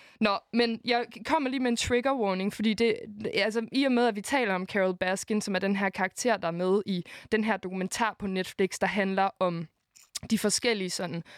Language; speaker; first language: Danish; native; Danish